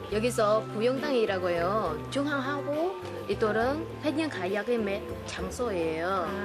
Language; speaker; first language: Korean; non-native, learner; Vietnamese